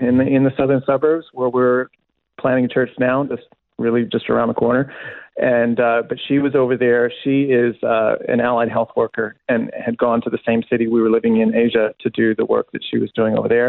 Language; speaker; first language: English; native; English